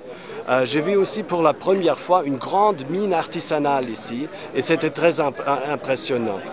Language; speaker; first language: French; non-native, fluent; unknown